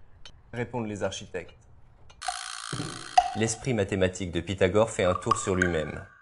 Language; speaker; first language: French; native; French